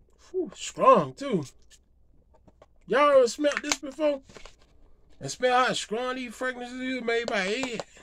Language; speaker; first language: English; native; English